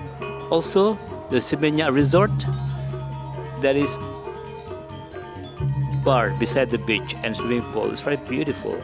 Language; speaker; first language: English; non-native, learner; Indonesian